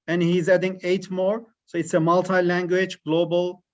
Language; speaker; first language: English; non-native, fluent; Turkish